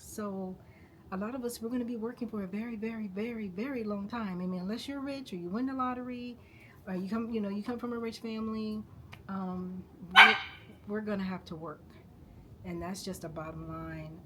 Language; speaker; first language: English; native; English